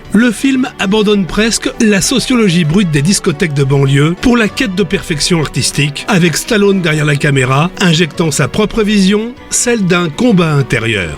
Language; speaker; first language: French; native; French